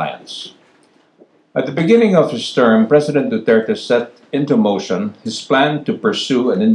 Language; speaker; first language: English; non-native, local second language; Filipino